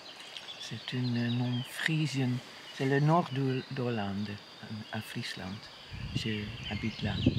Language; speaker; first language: French; non-native, learner; Western Frisian